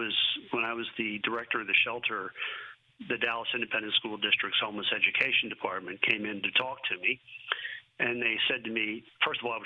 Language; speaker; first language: English; native; English